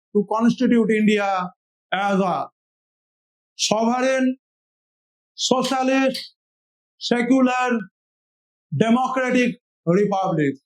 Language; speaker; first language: English; non-native, local second language; Bangla